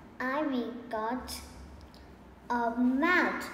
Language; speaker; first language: English; non-native, learner; Vietnamese